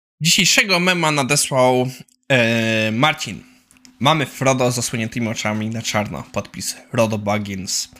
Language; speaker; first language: Polish; native; Polish